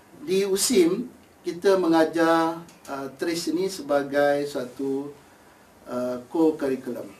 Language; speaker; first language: Malay; native; Malay